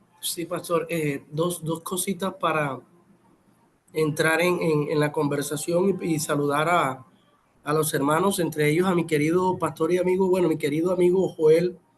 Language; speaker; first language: Spanish; native; Spanish